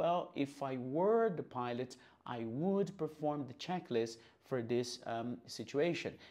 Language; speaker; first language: English; non-native, fluent; Portuguese